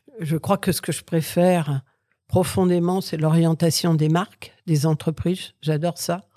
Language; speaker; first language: French; early bilingual, other home language; Catalan